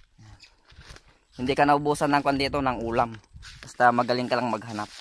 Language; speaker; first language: Filipino; non-native, local second language; Iloko